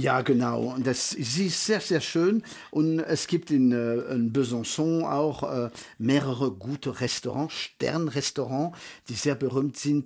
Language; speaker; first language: German; early bilingual, heritage; French